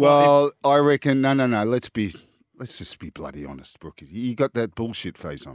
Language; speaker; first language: English; native; English